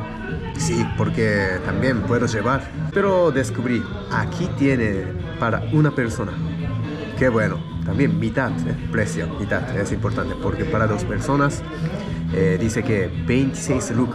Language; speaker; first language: Spanish; non-native, learner; Japanese